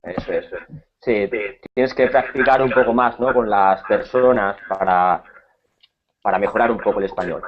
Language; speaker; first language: Spanish; native; Spanish